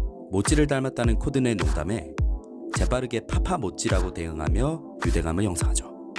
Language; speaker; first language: Korean; native; Korean